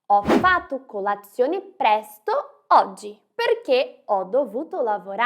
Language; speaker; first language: Italian; non-native, fluent; Portuguese